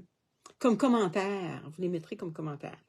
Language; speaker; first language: French; native; French